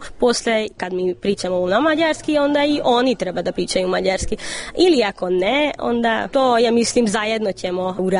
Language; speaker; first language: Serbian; non-native, local second language; Hungarian